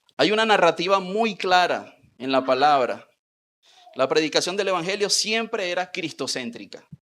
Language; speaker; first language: Spanish; native; Spanish